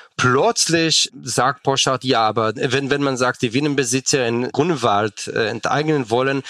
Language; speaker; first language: German; non-native, fluent; Hebrew